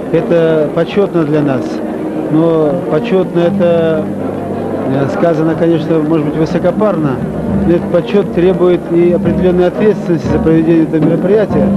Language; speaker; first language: Russian; native; Russian